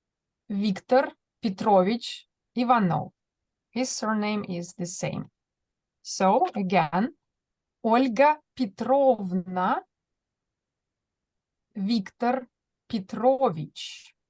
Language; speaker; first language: English; non-native, fluent; Russian